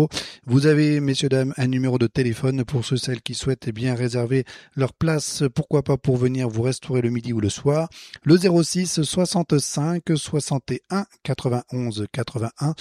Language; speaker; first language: French; native; French